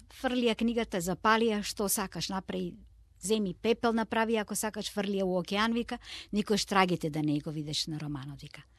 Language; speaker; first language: Macedonian; non-native, local second language; Turkish